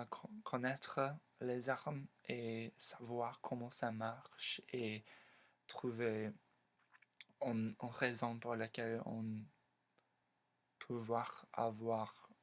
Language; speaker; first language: French; non-native, learner; English